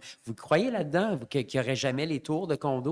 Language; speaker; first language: French; native; French